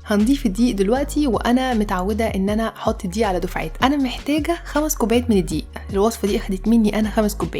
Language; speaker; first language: Arabic; native; Arabic